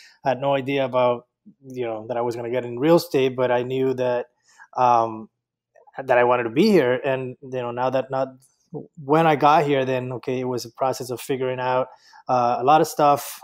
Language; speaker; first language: English; non-native, fluent; Spanish